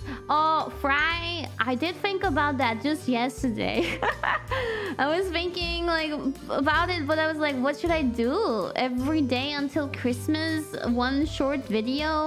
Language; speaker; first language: English; non-native, fluent; German